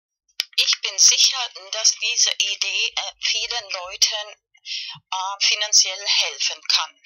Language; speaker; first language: German; non-native, fluent; Spanish